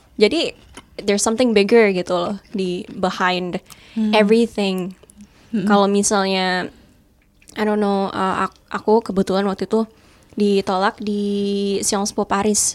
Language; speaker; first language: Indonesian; native; Indonesian